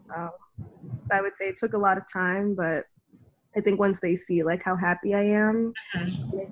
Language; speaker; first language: English; native; English